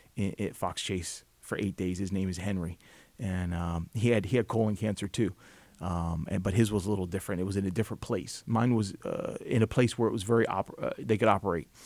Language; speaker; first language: English; native; English